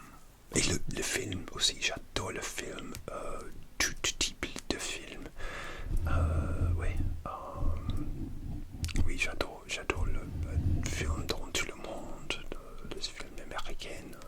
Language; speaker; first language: French; non-native, learner; English